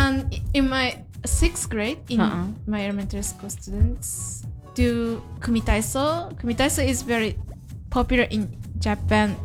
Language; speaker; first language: English; non-native, learner; Japanese